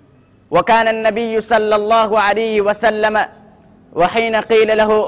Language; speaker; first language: Arabic; non-native, learner; Urdu